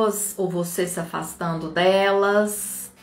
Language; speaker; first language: Portuguese; native; Portuguese